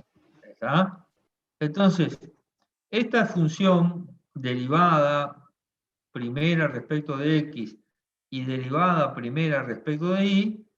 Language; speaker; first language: Spanish; native; Spanish